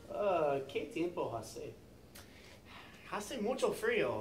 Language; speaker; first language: Spanish; non-native, learner; English